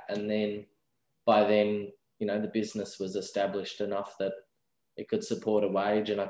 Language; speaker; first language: English; native; English